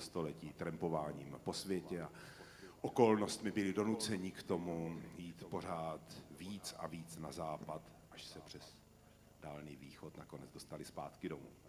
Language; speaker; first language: Czech; native; Czech